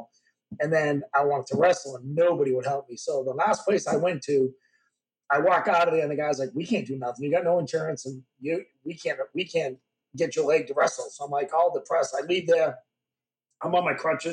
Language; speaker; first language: English; native; English